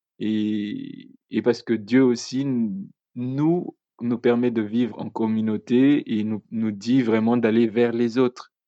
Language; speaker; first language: French; non-native, local second language; Malagasy